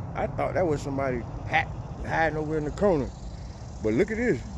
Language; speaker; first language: English; native; English